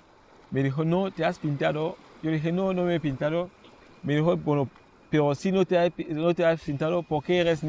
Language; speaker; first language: Spanish; non-native, fluent; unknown